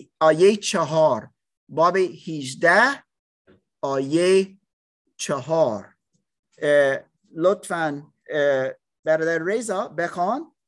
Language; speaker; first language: Persian; non-native, learner; English